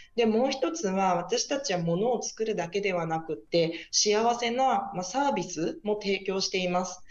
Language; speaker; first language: Japanese; native; Japanese